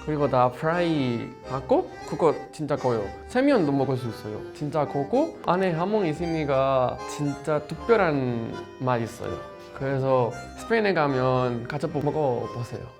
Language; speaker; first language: Korean; non-native, learner; Spanish